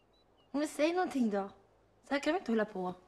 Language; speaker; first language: Swedish; native; Swedish